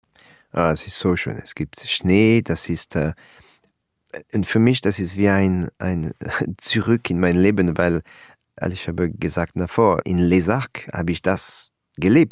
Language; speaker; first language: German; non-native, learner; French